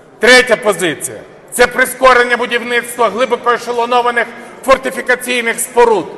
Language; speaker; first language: Ukrainian; native; Ukrainian